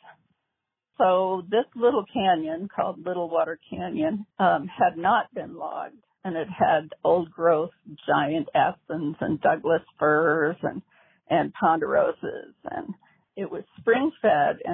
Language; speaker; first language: English; native; English